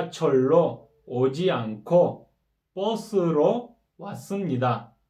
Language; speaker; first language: Korean; non-native, fluent; Kyrgyz